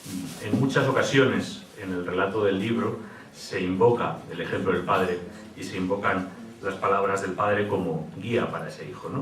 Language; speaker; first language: Spanish; native; Spanish